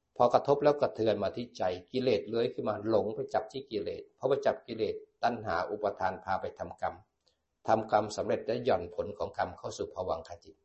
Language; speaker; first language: Thai; native; Thai